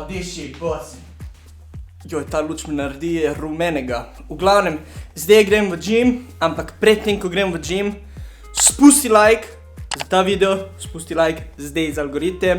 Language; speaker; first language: Slovenian; native; Slovenian